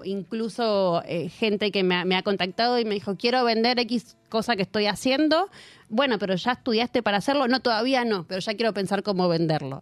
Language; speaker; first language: Spanish; native; Spanish